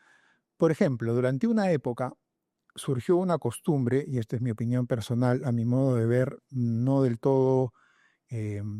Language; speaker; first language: Spanish; native; Spanish